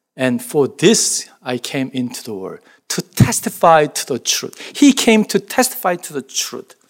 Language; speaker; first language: English; non-native, fluent; Korean